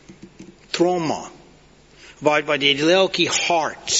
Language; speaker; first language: Hungarian; non-native, learner; English